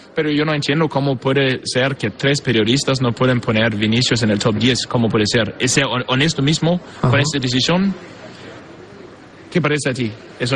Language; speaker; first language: Spanish; non-native, fluent; Portuguese